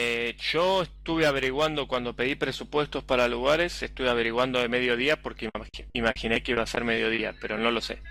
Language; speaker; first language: Spanish; native; Spanish